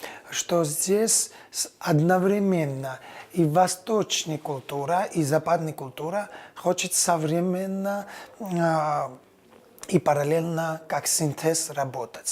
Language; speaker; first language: Russian; non-native, fluent; Georgian